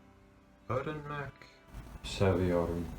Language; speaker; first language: Turkish; non-native, learner; English